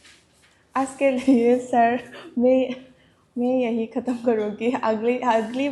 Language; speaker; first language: Hindi; non-native, learner; Manipuri